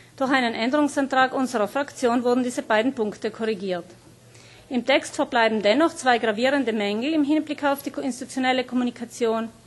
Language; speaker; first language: German; native; German